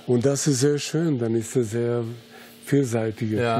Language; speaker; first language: German; non-native, fluent; Serbian